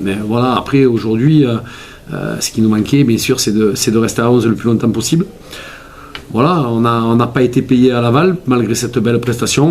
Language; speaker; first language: French; native; French